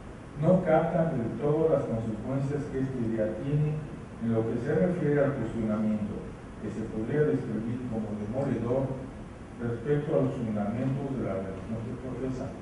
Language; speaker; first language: Spanish; native; Spanish